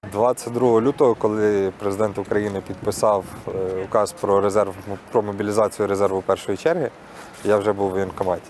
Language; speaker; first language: Ukrainian; native; Ukrainian